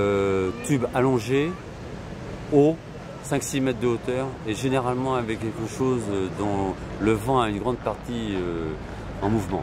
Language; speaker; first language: French; native; French